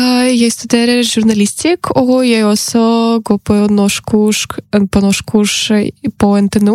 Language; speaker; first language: Norwegian; non-native, learner; Ukrainian